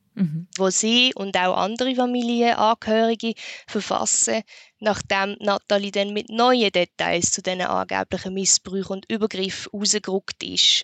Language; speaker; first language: German; native; German